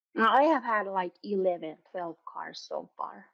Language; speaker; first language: English; non-native, fluent; Finnish